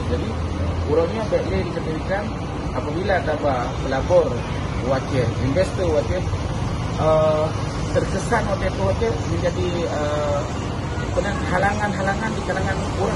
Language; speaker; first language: Indonesian; non-native, local second language; Achinese